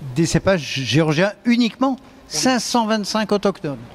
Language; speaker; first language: French; native; French